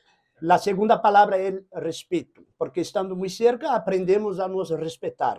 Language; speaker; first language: Spanish; non-native, fluent; Portuguese